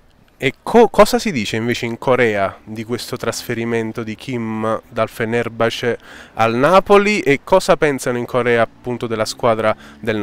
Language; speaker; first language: Italian; native; Italian